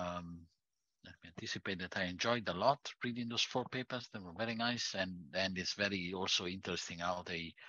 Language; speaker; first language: English; non-native, fluent; Italian